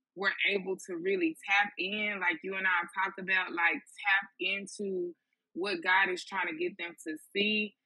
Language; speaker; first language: English; native; English